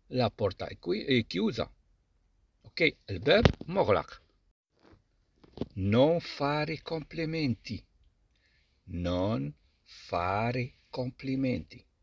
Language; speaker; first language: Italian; non-native, fluent; Arabic